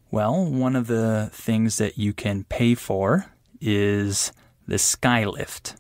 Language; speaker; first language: English; native; English